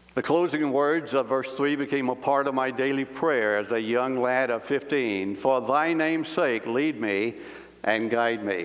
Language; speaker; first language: English; native; English